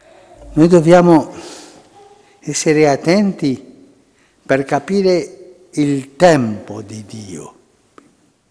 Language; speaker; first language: Italian; early bilingual, heritage; Spanish